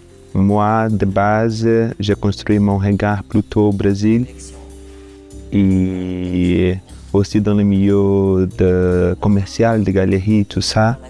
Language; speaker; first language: French; non-native, fluent; Portuguese